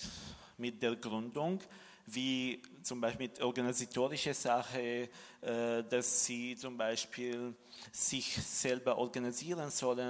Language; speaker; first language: German; non-native, fluent; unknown